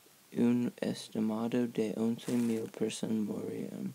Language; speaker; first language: Spanish; non-native, learner; English